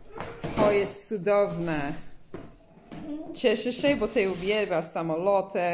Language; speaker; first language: Polish; non-native, learner; English